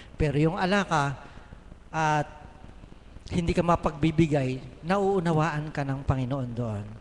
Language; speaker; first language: Filipino; native; Filipino